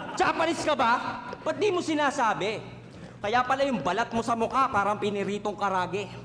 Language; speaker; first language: Filipino; native; Filipino